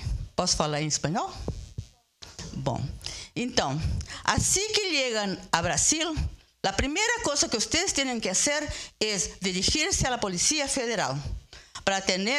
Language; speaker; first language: Portuguese; early bilingual, other home language; Spanish